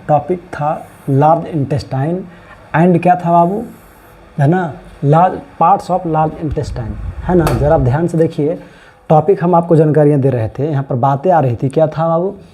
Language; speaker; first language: Hindi; native; Hindi